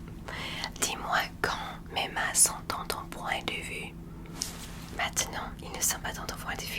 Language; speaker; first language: French; non-native, learner; English